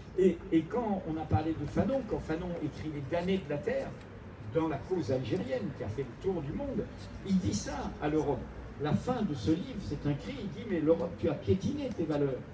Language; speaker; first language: French; native; French